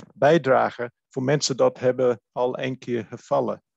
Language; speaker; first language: Dutch; non-native, fluent; English